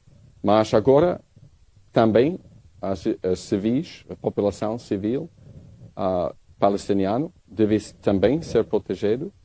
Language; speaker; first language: Portuguese; non-native, learner; English